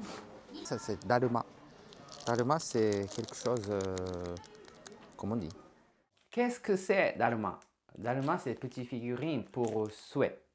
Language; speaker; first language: French; non-native, learner; Japanese